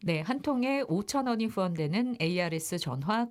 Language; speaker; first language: Korean; native; Korean